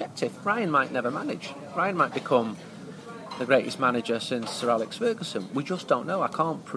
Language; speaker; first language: English; native; English